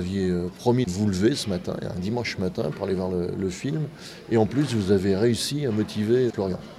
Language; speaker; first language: French; native; French